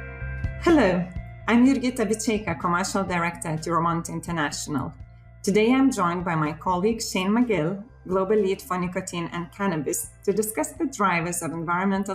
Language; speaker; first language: English; non-native, fluent; Lithuanian